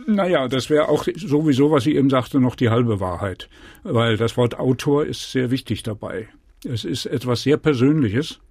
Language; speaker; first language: German; native; German